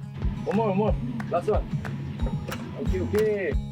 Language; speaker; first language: English; non-native, learner; Korean